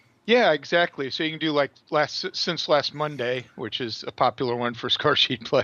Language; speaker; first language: English; native; English